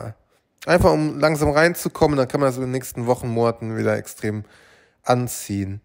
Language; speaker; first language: German; native; German